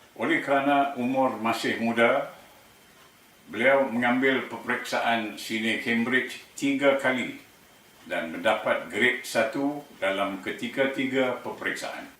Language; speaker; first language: Malay; native; Malay